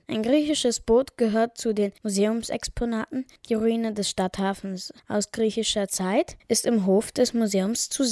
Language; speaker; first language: German; native; German